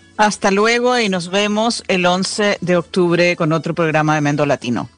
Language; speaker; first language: Spanish; native; Spanish